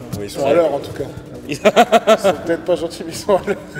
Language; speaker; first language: French; native; French